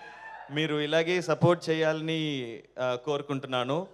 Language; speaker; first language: Telugu; non-native, learner; Tamil